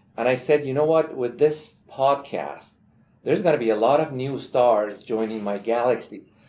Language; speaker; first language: English; non-native, fluent; Persian